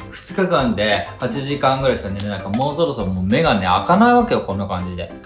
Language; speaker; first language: Japanese; native; Japanese